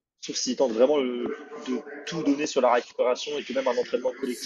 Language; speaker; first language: French; native; French